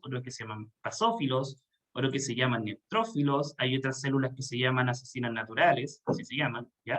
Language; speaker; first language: Spanish; native; Spanish